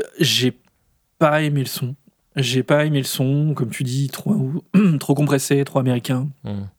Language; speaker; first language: French; native; French